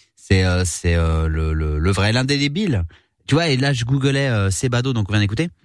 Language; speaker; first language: French; native; French